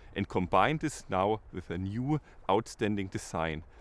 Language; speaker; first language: English; non-native, fluent; German